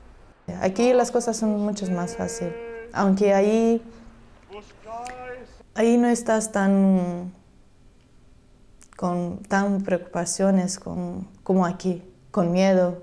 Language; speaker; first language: Spanish; non-native, fluent; Romanian